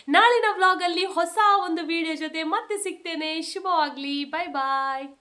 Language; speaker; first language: Kannada; non-native, local second language; Konkani